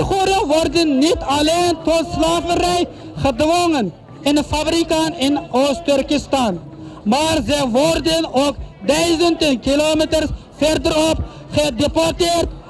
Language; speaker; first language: Dutch; non-native, fluent; Uyghur